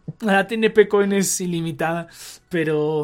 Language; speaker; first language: Spanish; native; Spanish